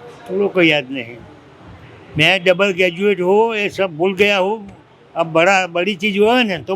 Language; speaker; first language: Hindi; non-native, local second language; Gujarati